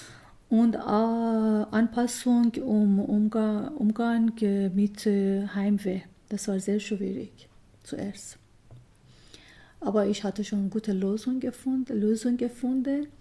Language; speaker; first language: German; non-native, learner; Persian